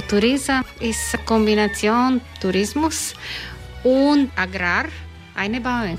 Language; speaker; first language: German; non-native, learner; Croatian